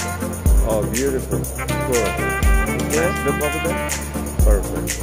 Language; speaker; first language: English; non-native, learner; Indonesian